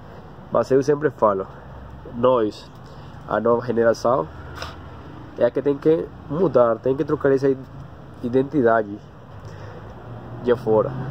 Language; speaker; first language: Portuguese; non-native, learner; Spanish